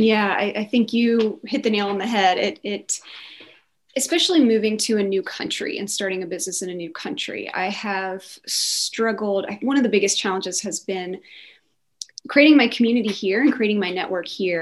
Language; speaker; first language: English; native; English